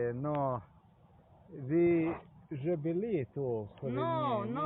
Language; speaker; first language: Russian; non-native, learner; Slovenian